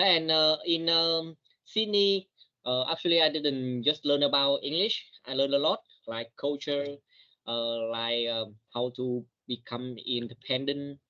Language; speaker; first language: English; non-native, learner; Vietnamese